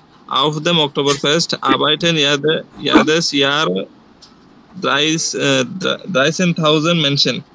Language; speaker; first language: German; non-native, learner; Bangla